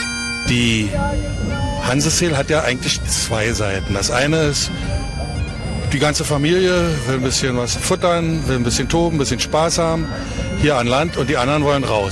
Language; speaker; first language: German; native; German